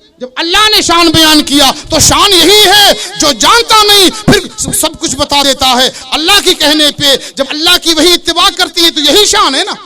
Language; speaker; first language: Urdu; non-native, local second language; Baluchi